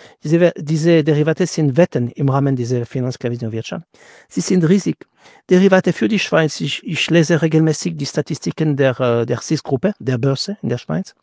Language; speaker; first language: German; non-native, fluent; French